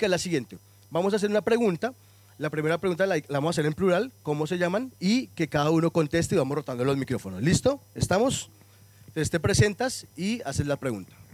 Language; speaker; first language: Spanish; native; Spanish